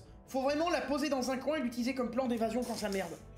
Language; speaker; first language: French; native; French